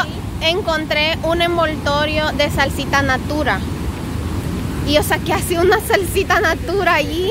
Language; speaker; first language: Spanish; native; Spanish